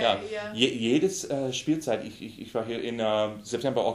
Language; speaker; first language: German; non-native, learner; English